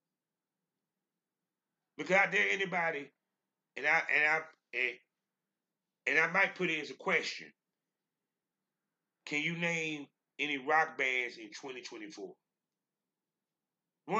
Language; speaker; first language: English; native; English